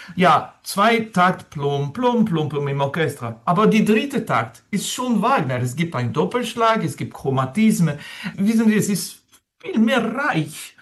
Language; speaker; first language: German; non-native, fluent; French